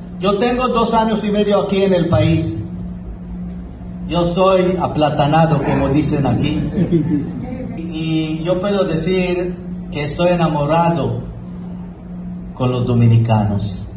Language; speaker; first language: Spanish; non-native, fluent; Hebrew